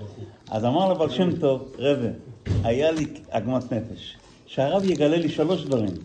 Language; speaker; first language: Hebrew; non-native, fluent; Yiddish